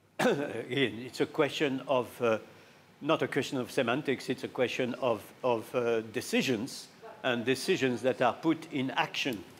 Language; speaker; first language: English; non-native, fluent; French